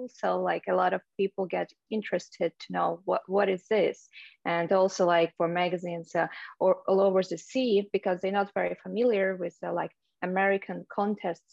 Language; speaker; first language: English; non-native, fluent; Russian